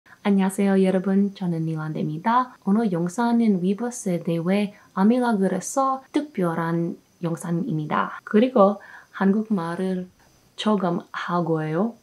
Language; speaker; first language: Korean; non-native, learner; English